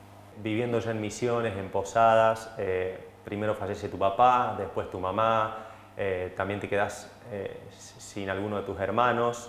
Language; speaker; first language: Spanish; native; Spanish